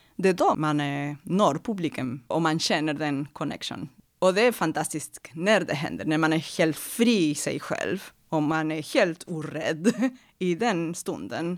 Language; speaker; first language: Swedish; non-native, fluent; Spanish